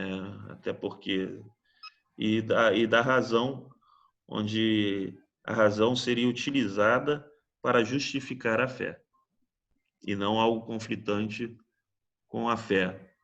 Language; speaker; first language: Portuguese; native; Portuguese